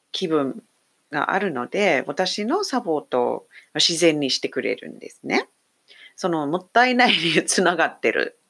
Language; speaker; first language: Japanese; non-native, fluent; English